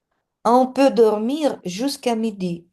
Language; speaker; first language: French; non-native, fluent; Russian